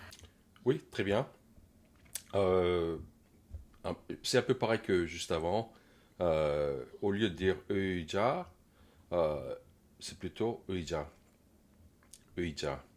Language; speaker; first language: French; non-native, fluent; Korean